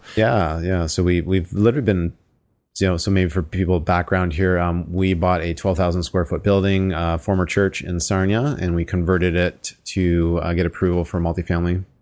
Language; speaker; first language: English; native; English